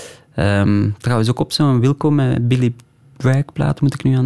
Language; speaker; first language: Dutch; native; Dutch